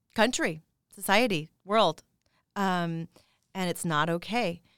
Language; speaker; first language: English; native; English